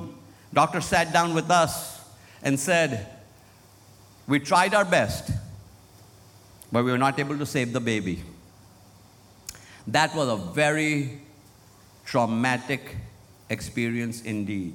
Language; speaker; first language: English; non-native, local second language; Hindi